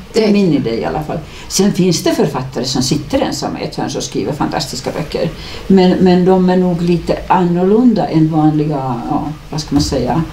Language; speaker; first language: Swedish; native; Swedish